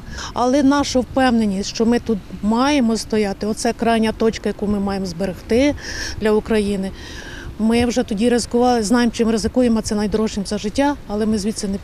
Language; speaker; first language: Ukrainian; native; Ukrainian